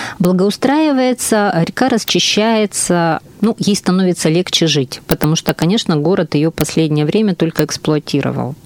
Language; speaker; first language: Russian; native; Russian